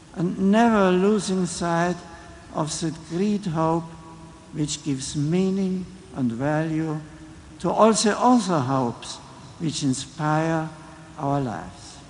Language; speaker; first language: English; non-native, fluent; German